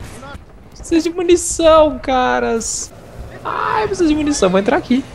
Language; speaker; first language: Portuguese; native; Portuguese